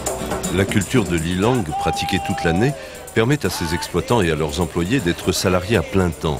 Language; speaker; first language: French; native; French